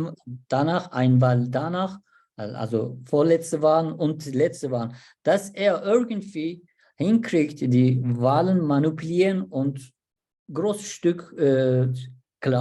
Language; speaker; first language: German; non-native, learner; Turkish